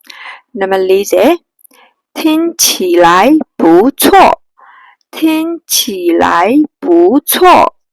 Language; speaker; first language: Chinese; non-native, fluent; Burmese